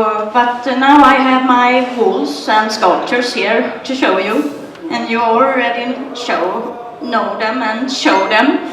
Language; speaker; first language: English; non-native, learner; Swedish